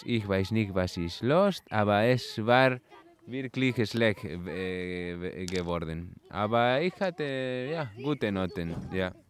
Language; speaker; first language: German; non-native, learner; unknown